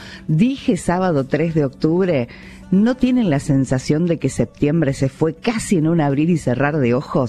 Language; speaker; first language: Spanish; native; Spanish